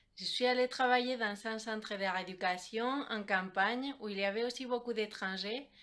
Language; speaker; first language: French; non-native, fluent; Spanish